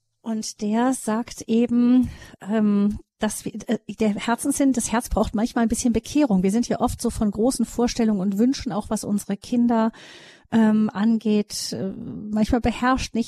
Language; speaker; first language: German; native; German